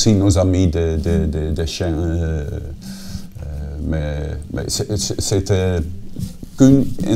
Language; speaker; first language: French; non-native, fluent; Dutch